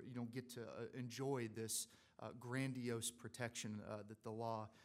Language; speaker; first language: English; native; English